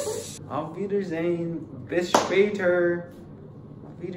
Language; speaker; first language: German; non-native, learner; English